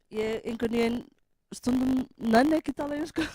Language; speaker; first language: Icelandic; non-native, fluent; Portuguese